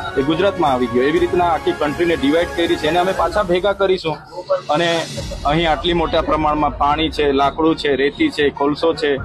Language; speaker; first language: Gujarati; non-native, local second language; Vasavi